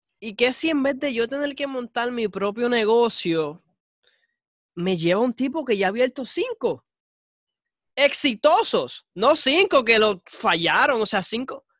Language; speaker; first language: Spanish; native; Spanish